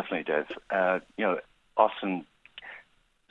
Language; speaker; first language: English; native; English